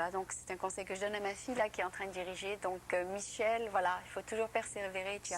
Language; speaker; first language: French; native; French